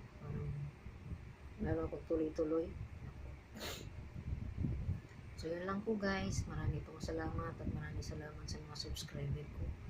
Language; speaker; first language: Filipino; non-native, local second language; Cebuano